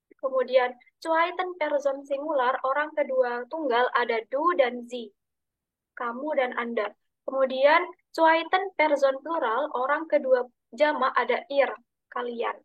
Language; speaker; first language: Indonesian; native; Indonesian